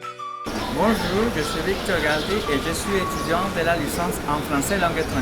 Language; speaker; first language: French; non-native, learner; Spanish